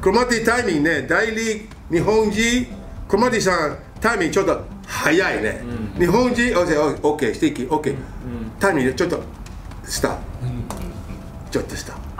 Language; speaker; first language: Japanese; non-native, learner; English